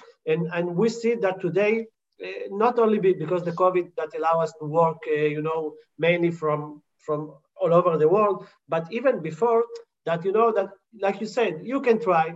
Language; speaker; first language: English; non-native, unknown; Hebrew